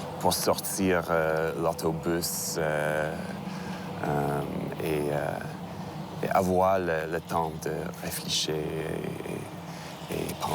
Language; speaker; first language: French; non-native, local second language; English